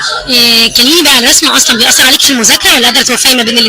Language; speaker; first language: Arabic; native; Arabic